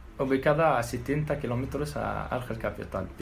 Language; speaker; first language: Spanish; non-native, learner; Arabic